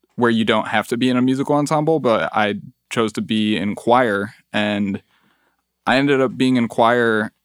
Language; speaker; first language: English; early bilingual, other home language; Spanish